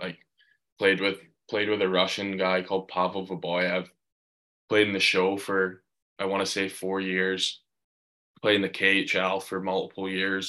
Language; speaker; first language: English; native; English